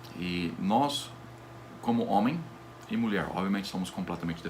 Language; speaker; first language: Portuguese; non-native, fluent; English